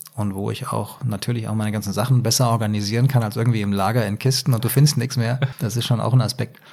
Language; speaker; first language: German; native; German